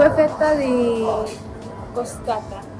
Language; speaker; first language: Italian; non-native, learner; English